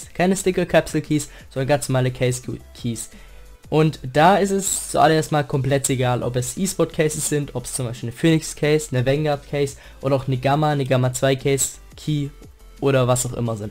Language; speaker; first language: German; native; German